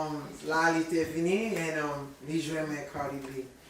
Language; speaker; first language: Haitian Creole; early bilingual, heritage; English